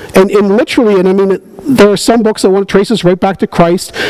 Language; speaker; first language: English; native; English